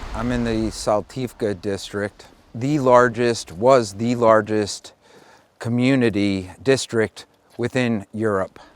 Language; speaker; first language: English; native; English